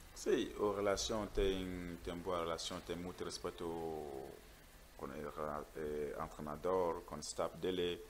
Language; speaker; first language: Portuguese; non-native, learner; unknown